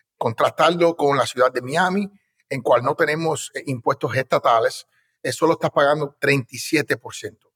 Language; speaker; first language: Spanish; early bilingual, heritage; Spanish